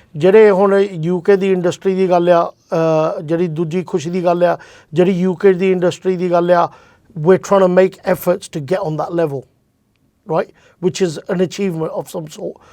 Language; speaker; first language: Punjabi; early bilingual, heritage; Punjabi